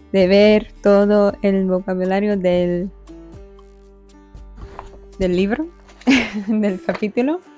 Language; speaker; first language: Spanish; non-native, fluent; English